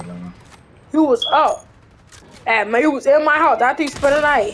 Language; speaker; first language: English; native; English